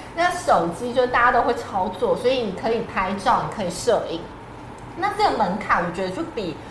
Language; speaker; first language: Chinese; native; Chinese